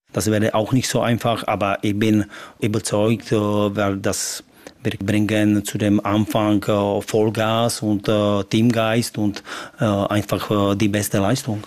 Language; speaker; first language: German; non-native, learner; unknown